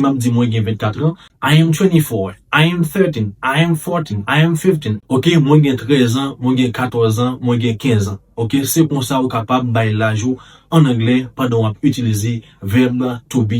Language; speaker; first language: French; non-native, local second language; Haitian Creole